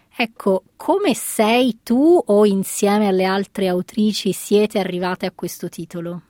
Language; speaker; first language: Italian; native; Italian